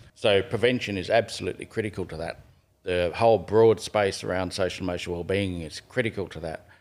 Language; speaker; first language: English; native; English